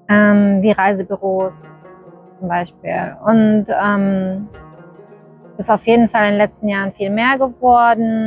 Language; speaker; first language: German; early bilingual, other home language; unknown